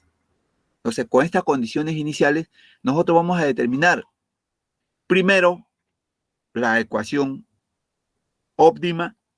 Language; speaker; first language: Spanish; native; Spanish